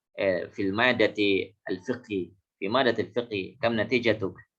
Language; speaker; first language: Arabic; non-native, fluent; Indonesian